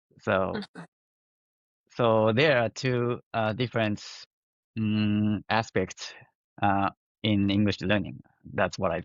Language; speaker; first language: English; non-native, fluent; Japanese